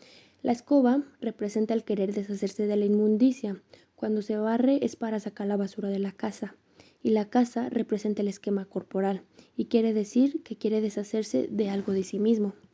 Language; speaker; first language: Spanish; native; Spanish